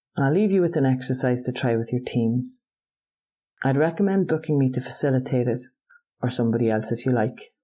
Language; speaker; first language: English; native; English